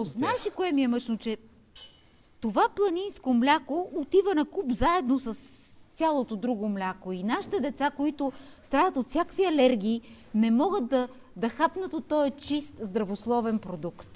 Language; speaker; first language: Bulgarian; native; Bulgarian